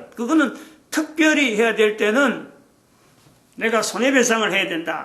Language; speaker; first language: Korean; native; Korean